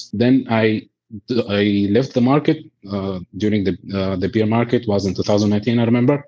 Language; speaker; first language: English; non-native, fluent; Arabic